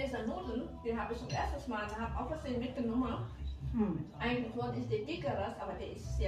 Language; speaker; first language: German; non-native, fluent; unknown